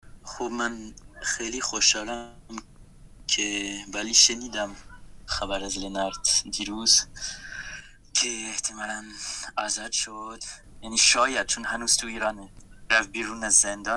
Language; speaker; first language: Persian; non-native, fluent; French